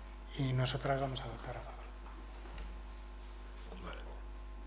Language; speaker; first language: Spanish; non-native, local second language; Basque